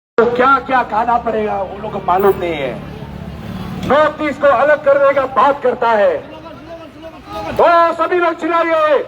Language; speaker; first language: Hindi; non-native, local second language; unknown